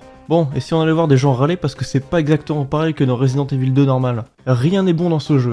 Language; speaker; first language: French; native; French